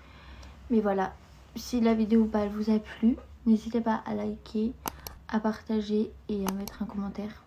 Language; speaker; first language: French; native; French